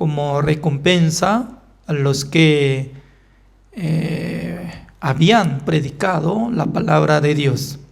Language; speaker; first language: Spanish; non-native, learner; Korean